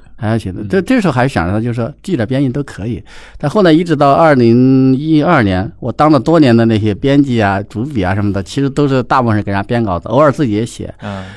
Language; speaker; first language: Chinese; native; Chinese